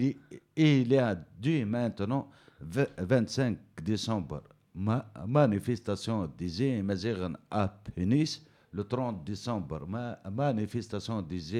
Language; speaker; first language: French; non-native, learner; Berber languages